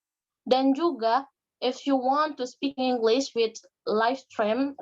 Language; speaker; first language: English; non-native, learner; Indonesian